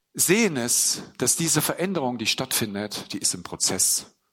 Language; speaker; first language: German; native; German